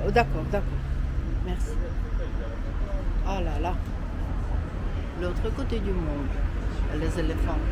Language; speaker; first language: French; non-native, fluent; Russian